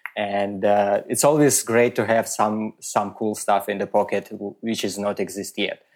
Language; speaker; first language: English; non-native, learner; Russian